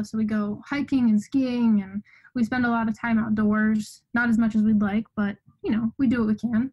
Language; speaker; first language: English; native; English